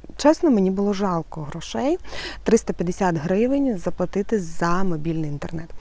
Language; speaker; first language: Ukrainian; native; Ukrainian